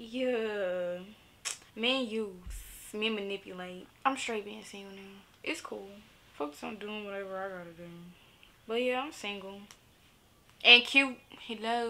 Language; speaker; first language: English; native; English